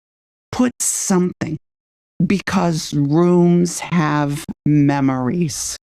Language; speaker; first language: English; native; English